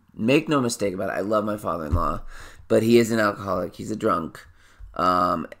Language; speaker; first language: English; native; English